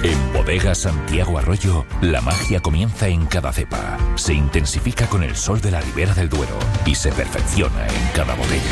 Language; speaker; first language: Spanish; native; Spanish